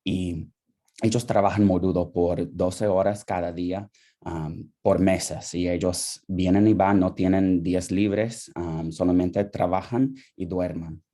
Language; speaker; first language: Spanish; non-native, fluent; English